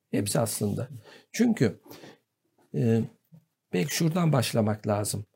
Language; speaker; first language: Turkish; native; Turkish